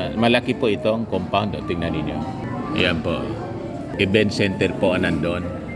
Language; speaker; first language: Filipino; non-native, local second language; Bikol